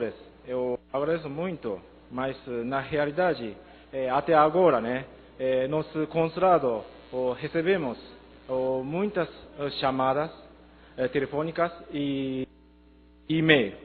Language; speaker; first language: Portuguese; non-native, learner; Japanese